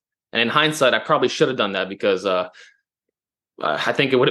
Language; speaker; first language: English; native; English